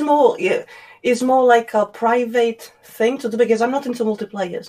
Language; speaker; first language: English; non-native, fluent; Spanish